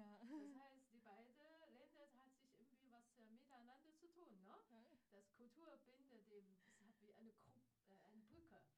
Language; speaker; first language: German; non-native, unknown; Chinese